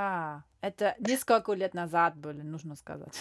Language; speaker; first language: Russian; non-native, learner; German